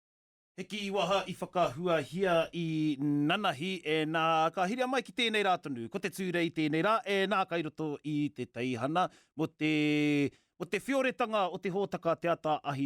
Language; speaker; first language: Māori; non-native, local second language; English